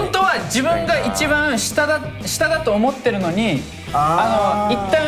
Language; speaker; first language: Japanese; native; Japanese